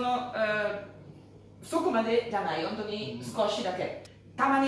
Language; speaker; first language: Japanese; non-native, learner; Italian